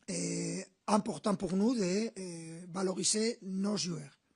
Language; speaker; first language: French; non-native, fluent; Spanish